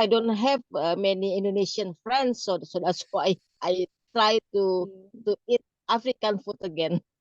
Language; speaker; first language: English; non-native, learner; Indonesian